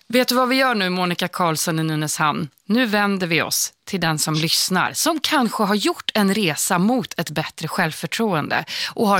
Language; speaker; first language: Swedish; native; Swedish